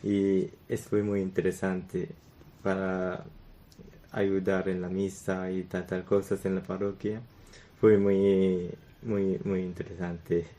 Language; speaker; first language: Spanish; non-native, learner; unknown